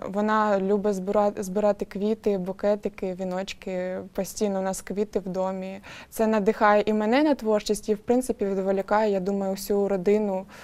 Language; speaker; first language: Ukrainian; non-native, local second language; Russian